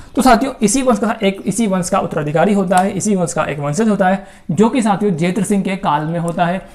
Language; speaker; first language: Hindi; native; Hindi